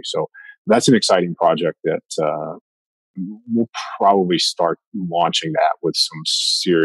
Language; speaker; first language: English; native; English